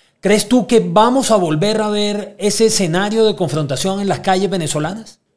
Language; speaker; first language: Spanish; native; Spanish